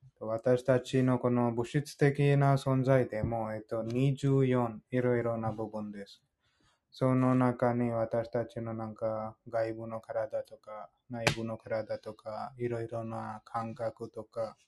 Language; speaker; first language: Japanese; non-native, fluent; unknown